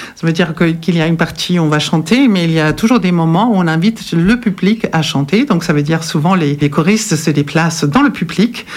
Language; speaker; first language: French; non-native, fluent; German